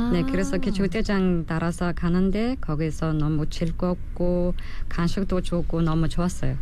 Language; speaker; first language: Korean; non-native, learner; Mongolian